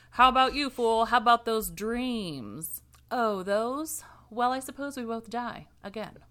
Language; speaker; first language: English; native; English